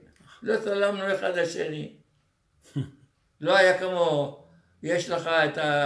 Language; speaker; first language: Hebrew; non-native, fluent; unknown